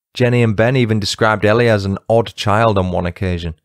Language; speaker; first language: English; native; English